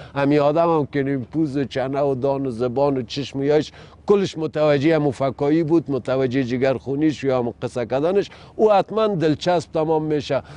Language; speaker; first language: Persian; native; Persian